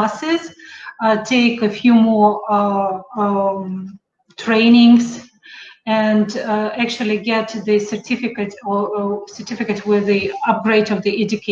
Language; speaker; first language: English; non-native, fluent; Russian